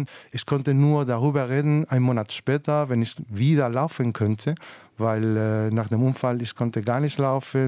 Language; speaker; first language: German; non-native, fluent; Spanish